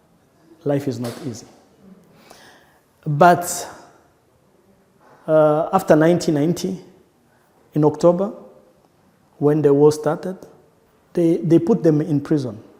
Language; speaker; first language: English; non-native, local second language; Kinyarwanda